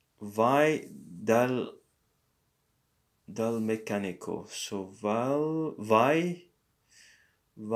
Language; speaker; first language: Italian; non-native, learner; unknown